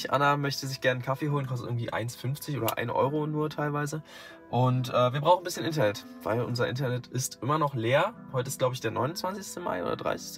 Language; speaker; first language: German; native; German